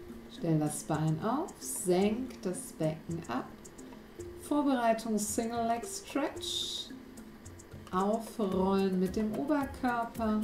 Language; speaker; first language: German; native; German